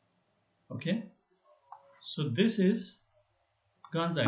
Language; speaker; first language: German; non-native, learner; Hindi